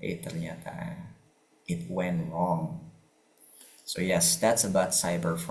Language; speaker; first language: English; non-native, fluent; Indonesian